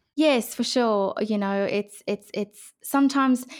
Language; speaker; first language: English; native; English